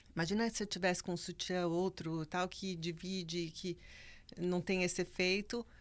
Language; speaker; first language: Portuguese; native; Portuguese